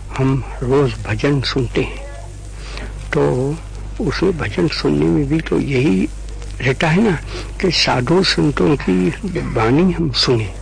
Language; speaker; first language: Hindi; non-native, local second language; Gujarati